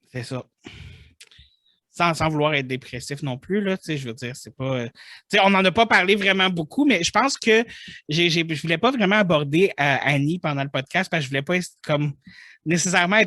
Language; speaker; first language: French; native; French